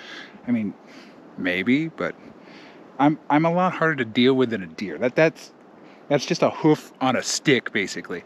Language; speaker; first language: English; native; English